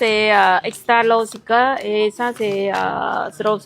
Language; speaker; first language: French; non-native, learner; Khmer